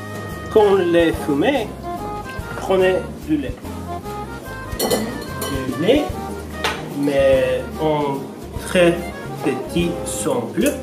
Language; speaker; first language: French; non-native, learner; Latvian